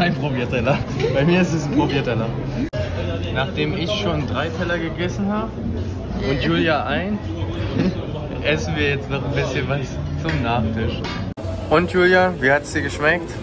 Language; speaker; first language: German; native; German